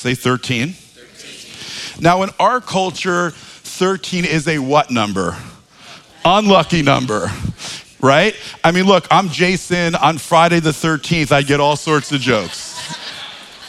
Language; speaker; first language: English; native; English